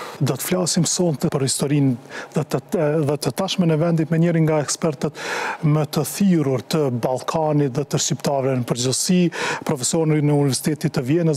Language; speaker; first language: Albanian; native; Albanian